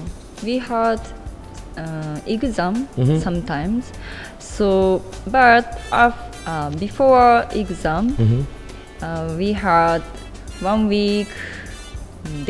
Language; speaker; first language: English; non-native, learner; Japanese